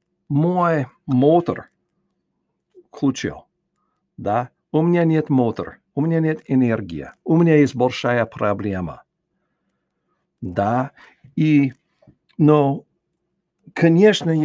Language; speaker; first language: Russian; non-native, learner; English